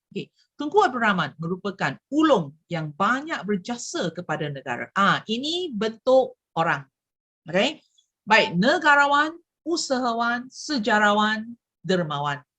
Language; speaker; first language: Malay; non-native, local second language; Chinese